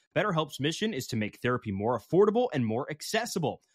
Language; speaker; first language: English; native; English